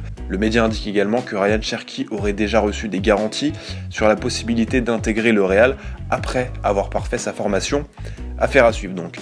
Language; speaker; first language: French; native; French